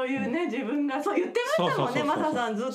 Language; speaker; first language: Japanese; native; Japanese